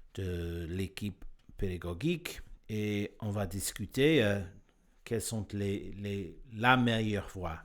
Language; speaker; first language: French; non-native, learner; English